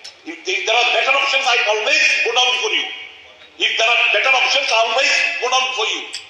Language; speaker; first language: English; non-native, local second language; Bangla